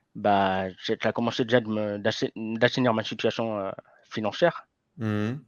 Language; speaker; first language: French; native; French